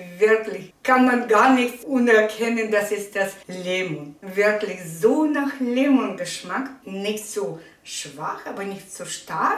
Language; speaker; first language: German; non-native, learner; Russian